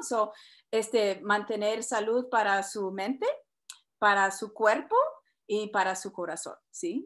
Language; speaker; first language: Spanish; early bilingual, heritage; Spanish